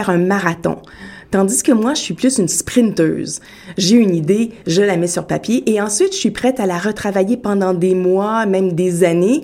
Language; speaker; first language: French; native; French